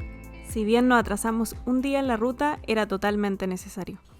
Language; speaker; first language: Spanish; native; Spanish